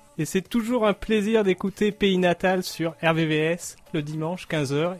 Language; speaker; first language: French; native; French